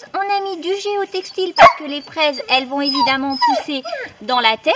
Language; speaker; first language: French; native; French